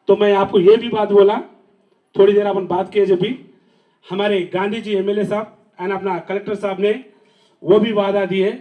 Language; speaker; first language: Hindi; non-native, local second language; Lambadi